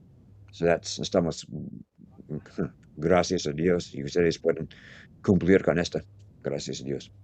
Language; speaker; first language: Spanish; non-native, learner; English